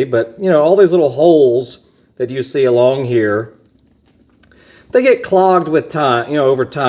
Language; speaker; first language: English; native; English